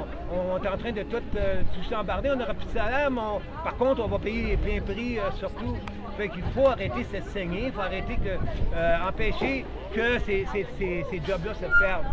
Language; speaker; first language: French; native; French